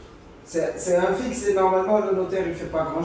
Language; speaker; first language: French; native; French